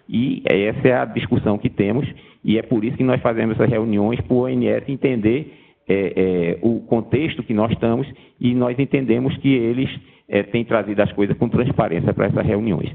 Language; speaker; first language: Portuguese; native; Portuguese